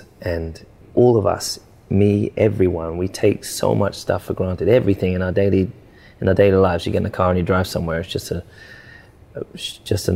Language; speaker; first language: English; native; English